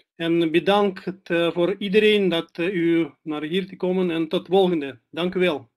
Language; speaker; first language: Dutch; non-native, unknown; Russian